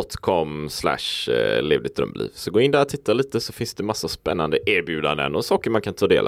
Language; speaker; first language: Swedish; native; Swedish